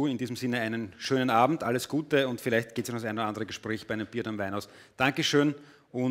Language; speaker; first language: German; native; German